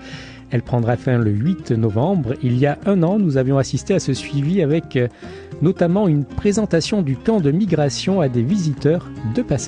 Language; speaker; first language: French; native; French